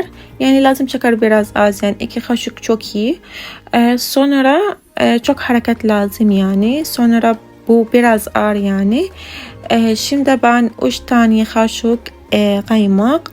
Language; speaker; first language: Turkish; non-native, learner; Arabic